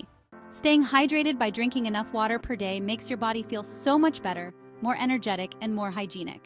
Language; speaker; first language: English; native; English